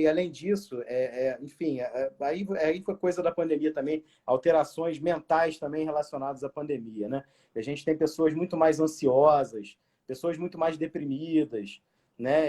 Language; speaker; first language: Portuguese; native; Portuguese